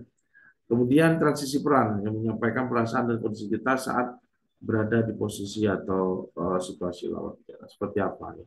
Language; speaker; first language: Indonesian; native; Indonesian